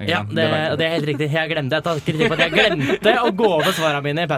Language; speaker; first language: Norwegian; native; Norwegian